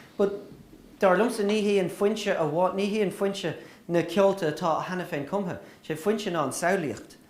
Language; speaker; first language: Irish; native; Irish